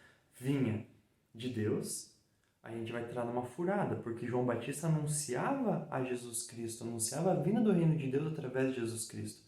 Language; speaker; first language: Portuguese; native; Portuguese